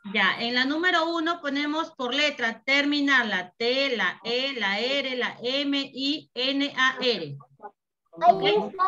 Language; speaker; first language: Spanish; native; Spanish